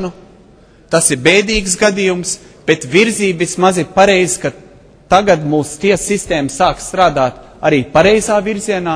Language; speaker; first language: Latvian; early bilingual, heritage; Latvian